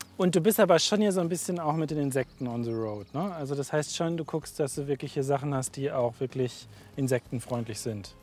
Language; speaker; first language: German; native; German